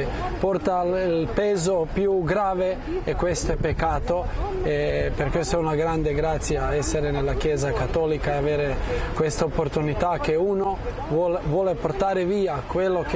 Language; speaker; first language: Italian; non-native, fluent; Croatian